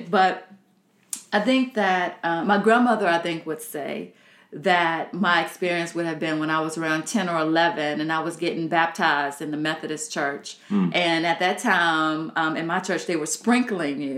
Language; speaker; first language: English; native; English